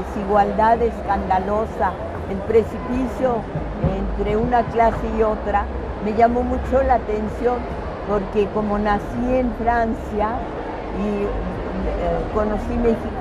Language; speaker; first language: Spanish; early bilingual, other home language; French